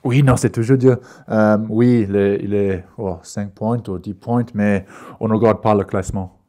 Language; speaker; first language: French; non-native, learner; English